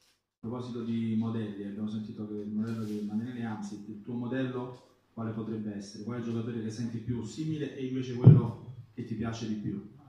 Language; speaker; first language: Italian; native; Italian